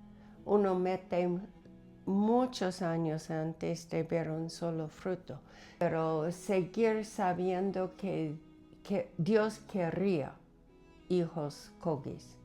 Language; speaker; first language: Spanish; non-native, fluent; English